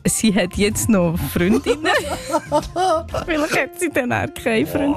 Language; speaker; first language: German; native; German